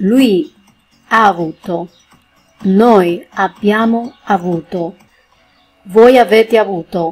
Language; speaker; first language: Italian; non-native, learner; Spanish